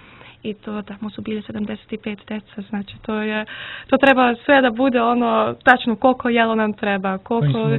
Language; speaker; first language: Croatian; early bilingual, heritage; Serbian